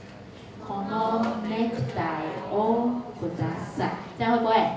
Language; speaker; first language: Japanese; non-native, fluent; Chinese